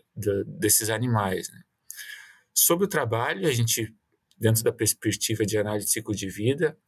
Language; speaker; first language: Portuguese; native; Portuguese